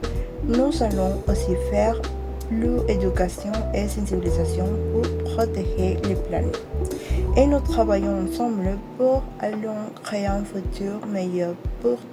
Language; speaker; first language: French; non-native, learner; Spanish